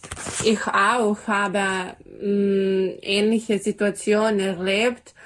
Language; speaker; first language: German; non-native, learner; Serbian